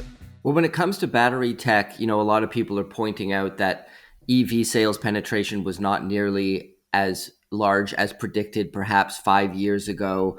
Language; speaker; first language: English; native; English